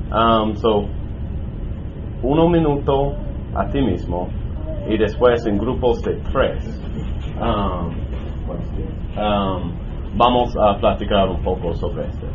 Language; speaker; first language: Spanish; non-native, learner; English